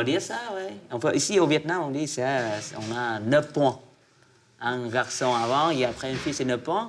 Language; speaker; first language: French; non-native, fluent; Vietnamese